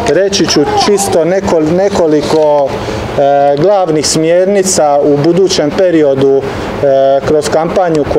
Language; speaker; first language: Serbian; native; Serbian